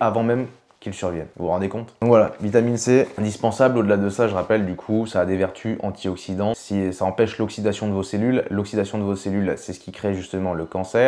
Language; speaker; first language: French; native; French